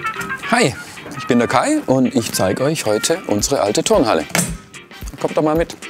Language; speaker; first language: German; native; German